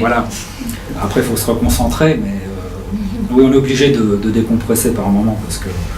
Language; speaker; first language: French; native; French